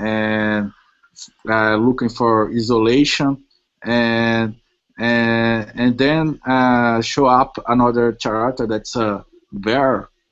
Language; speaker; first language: English; non-native, learner; Portuguese